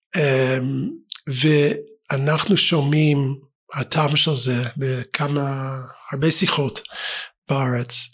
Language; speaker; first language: Hebrew; non-native, fluent; English